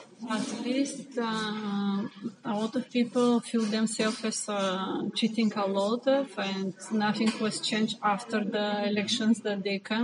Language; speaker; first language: English; non-native, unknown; Bulgarian